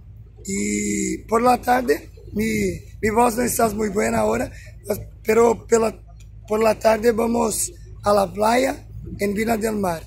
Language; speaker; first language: Spanish; non-native, learner; Portuguese